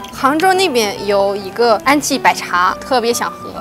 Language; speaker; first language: Chinese; non-native, fluent; Arabic